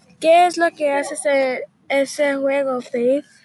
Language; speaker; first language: Spanish; early bilingual, heritage; Spanish